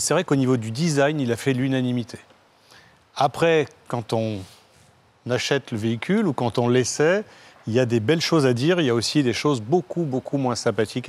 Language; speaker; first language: French; native; French